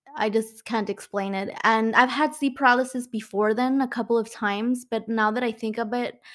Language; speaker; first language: English; non-native, fluent; Spanish